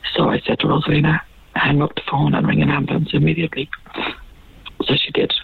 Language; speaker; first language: English; native; English